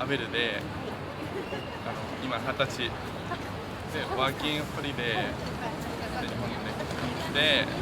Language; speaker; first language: Japanese; non-native, fluent; Spanish